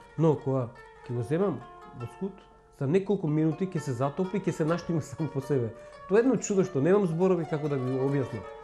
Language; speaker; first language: Macedonian; non-native, local second language; Turkish